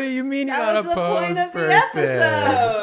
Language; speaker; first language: English; native; English